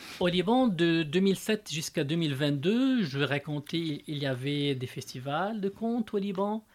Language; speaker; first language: French; non-native, local second language; Arabic